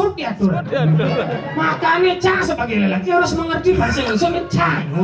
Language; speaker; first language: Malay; non-native, local second language; Balinese